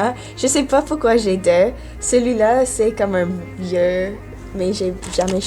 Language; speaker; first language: French; non-native, local second language; English